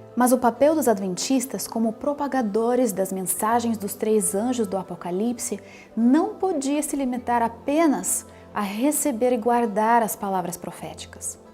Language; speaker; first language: Portuguese; non-native, fluent; Ukrainian